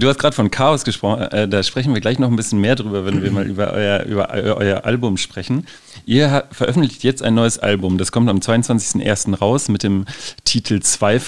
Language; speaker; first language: German; native; German